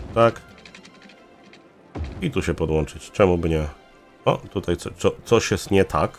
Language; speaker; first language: Polish; native; Polish